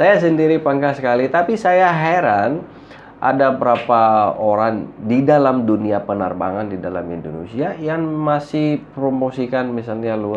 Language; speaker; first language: Indonesian; non-native, fluent; Arabic